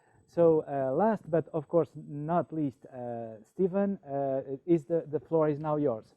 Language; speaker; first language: English; non-native, fluent; Portuguese